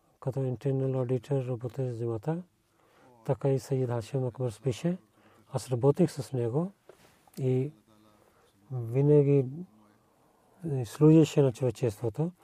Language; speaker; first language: Bulgarian; non-native, learner; Urdu